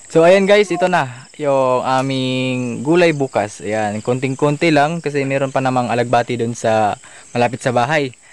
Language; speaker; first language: Filipino; non-native, local second language; Cebuano